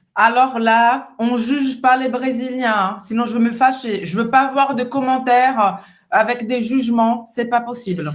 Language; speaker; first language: French; non-native, fluent; Portuguese